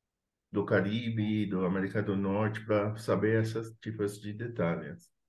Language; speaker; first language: Portuguese; non-native, fluent; English